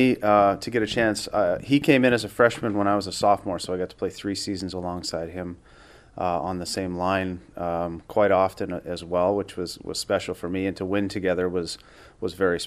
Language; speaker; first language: English; native; English